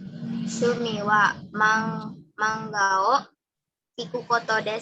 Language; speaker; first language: Japanese; non-native, learner; Indonesian